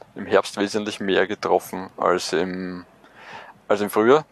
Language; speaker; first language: German; native; German